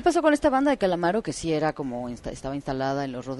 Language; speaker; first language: Spanish; native; Spanish